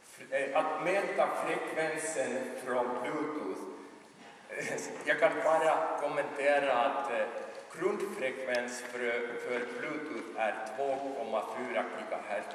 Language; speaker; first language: Swedish; non-native, local second language; Finnish